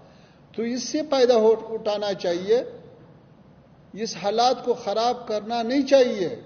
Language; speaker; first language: Hindi; non-native, learner; Pashto